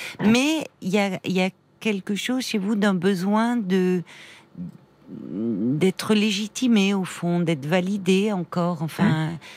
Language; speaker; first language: French; native; French